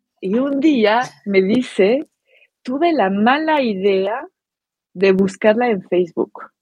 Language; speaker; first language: Spanish; non-native, fluent; French